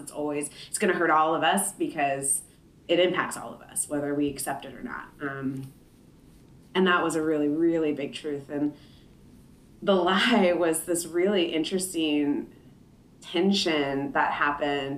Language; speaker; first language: English; native; English